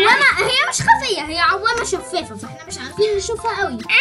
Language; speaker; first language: Arabic; native; Arabic